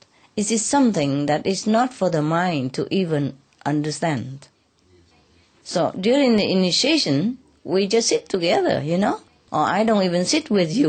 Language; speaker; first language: English; non-native, fluent; Vietnamese